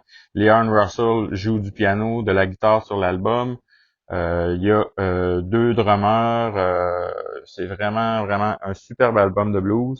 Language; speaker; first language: French; native; French